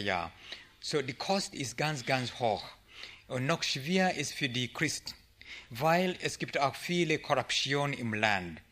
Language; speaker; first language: German; non-native, learner; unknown